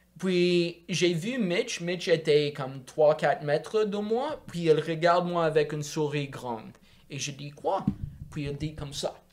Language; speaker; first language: French; non-native, local second language; English